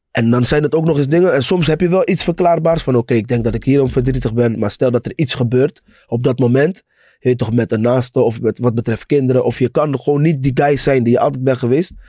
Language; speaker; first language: Dutch; native; Dutch